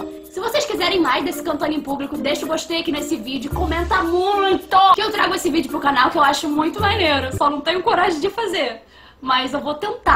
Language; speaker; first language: Portuguese; native; Portuguese